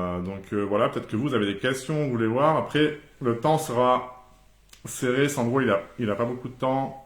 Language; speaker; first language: French; native; French